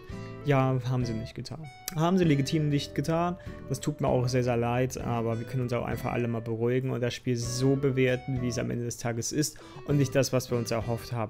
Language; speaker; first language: German; native; German